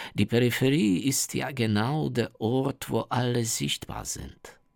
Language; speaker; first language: German; non-native, fluent; Ukrainian